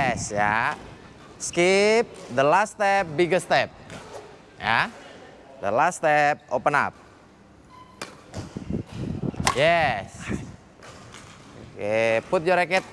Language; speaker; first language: English; non-native, fluent; Indonesian